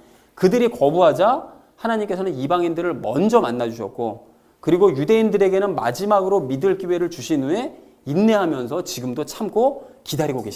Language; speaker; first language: Korean; native; Korean